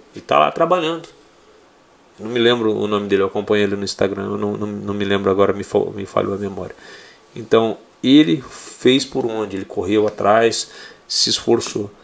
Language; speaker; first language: Portuguese; native; Portuguese